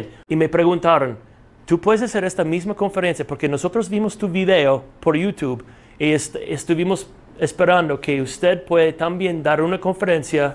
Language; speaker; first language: Spanish; non-native, fluent; English